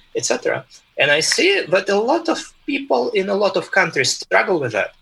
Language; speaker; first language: English; non-native, fluent; Russian